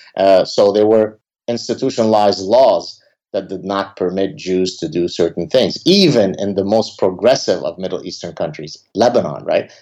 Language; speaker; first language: English; early bilingual, other home language; Arabic